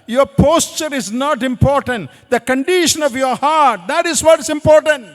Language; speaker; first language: English; non-native, local second language; Malayalam